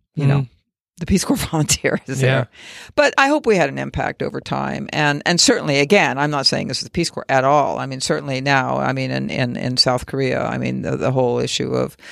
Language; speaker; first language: English; native; English